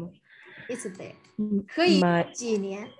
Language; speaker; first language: English; non-native, fluent; Chinese